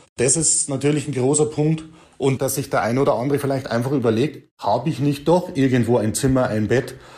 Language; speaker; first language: German; native; German